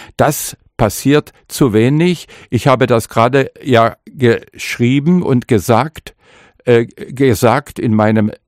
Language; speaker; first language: German; non-native, local second language; Upper Sorbian